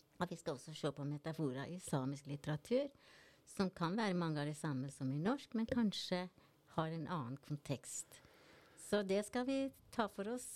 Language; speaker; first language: Norwegian; native; Norwegian